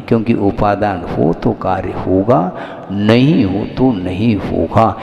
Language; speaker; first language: Hindi; non-native, local second language; Kannada